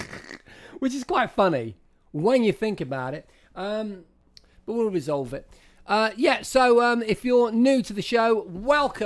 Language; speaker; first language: English; native; English